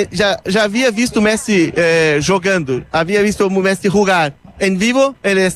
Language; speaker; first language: Spanish; non-native, learner; Portuguese